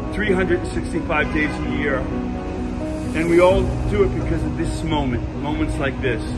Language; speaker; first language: English; native; English